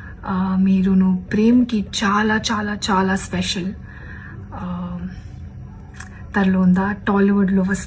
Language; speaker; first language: Telugu; non-native, learner; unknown